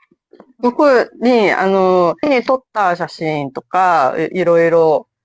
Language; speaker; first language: Japanese; non-native, fluent; Korean